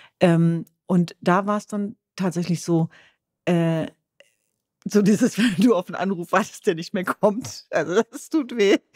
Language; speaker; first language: German; early bilingual, other home language; Kurdish